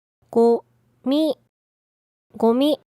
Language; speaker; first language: Japanese; native; Japanese